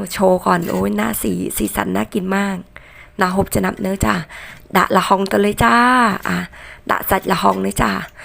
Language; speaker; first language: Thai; non-native, local second language; Northern Khmer